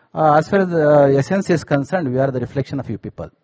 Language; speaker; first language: English; non-native, local second language; Kannada